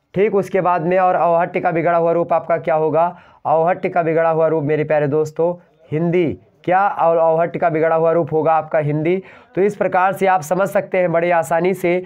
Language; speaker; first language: Hindi; native; Hindi